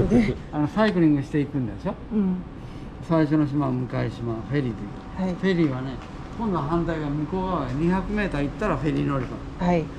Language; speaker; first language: Japanese; native; Japanese